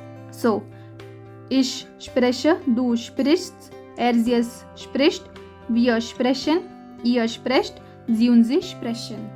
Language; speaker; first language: German; non-native, fluent; Hindi